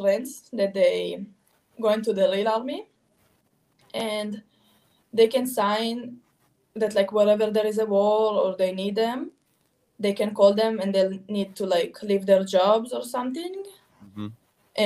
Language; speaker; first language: English; non-native, fluent; Hebrew